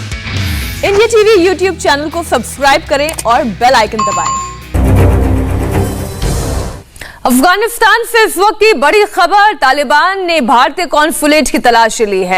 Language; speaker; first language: Hindi; native; Hindi